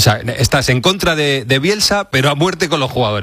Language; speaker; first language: Spanish; native; Spanish